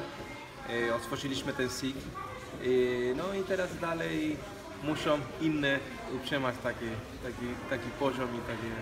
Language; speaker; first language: Polish; non-native, fluent; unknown